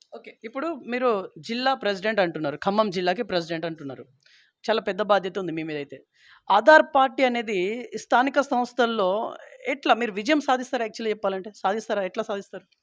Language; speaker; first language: Telugu; native; Telugu